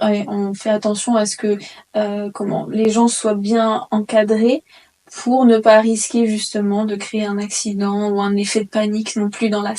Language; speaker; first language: French; native; French